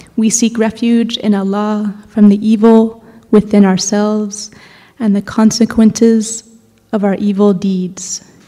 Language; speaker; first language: English; native; English